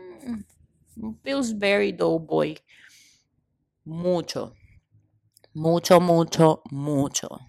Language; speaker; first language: Spanish; native; Spanish